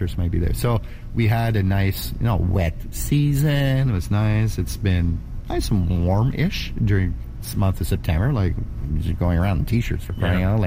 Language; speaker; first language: English; native; English